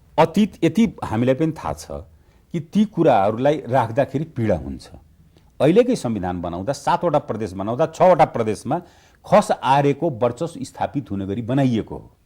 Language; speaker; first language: Nepali; non-native, local second language; Bhojpuri